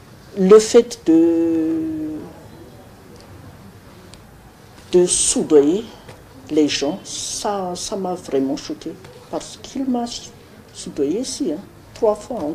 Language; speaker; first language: French; non-native, local second language; Malagasy